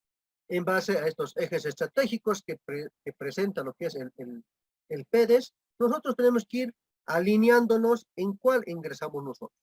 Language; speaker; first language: Spanish; native; Spanish